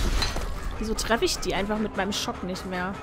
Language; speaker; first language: German; native; German